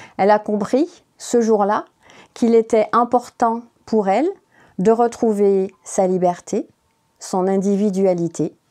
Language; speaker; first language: French; native; French